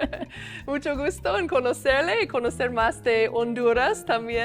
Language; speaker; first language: Spanish; non-native, fluent; English